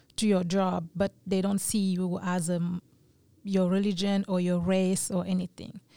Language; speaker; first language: English; non-native, fluent; French